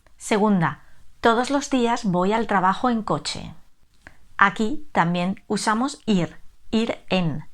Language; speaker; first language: Spanish; native; Spanish